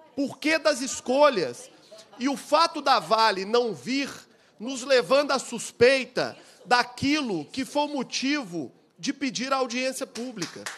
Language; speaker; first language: Portuguese; native; Portuguese